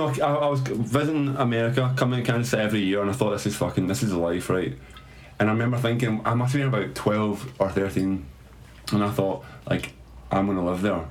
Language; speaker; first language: English; native; English